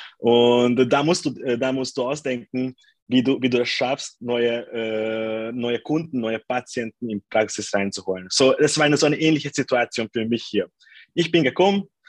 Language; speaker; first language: German; non-native, fluent; Hungarian